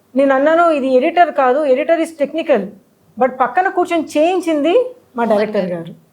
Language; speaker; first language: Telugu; early bilingual, heritage; Telugu